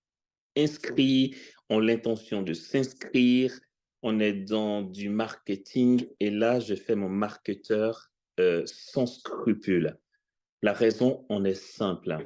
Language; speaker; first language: French; native; French